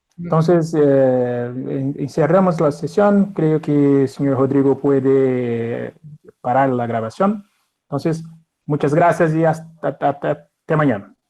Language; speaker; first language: Spanish; non-native, fluent; Portuguese